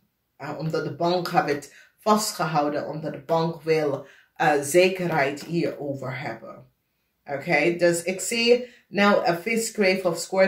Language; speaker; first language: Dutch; non-native, fluent; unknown